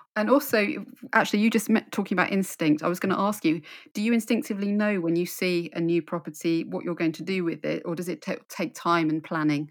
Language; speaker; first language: English; native; English